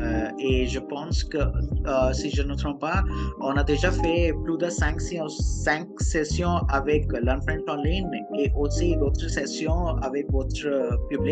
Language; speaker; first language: French; non-native, local second language; Hindi